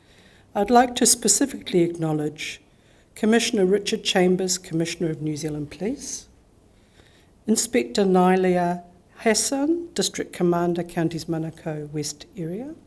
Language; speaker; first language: English; native; English